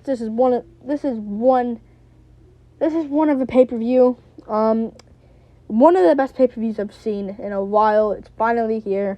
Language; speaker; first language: English; native; English